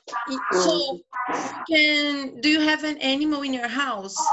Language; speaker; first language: English; non-native, fluent; Portuguese